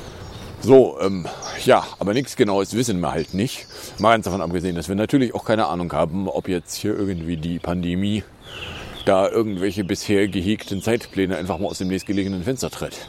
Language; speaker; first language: German; native; German